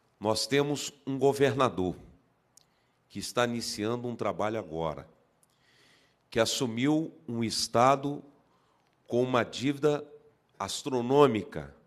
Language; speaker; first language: Portuguese; native; Portuguese